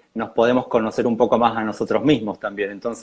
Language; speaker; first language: Spanish; native; Spanish